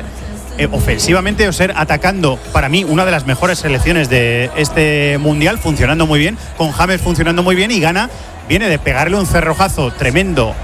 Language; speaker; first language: Spanish; native; Spanish